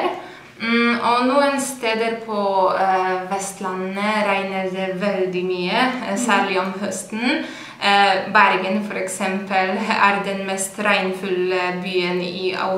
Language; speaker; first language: Norwegian; non-native, fluent; Polish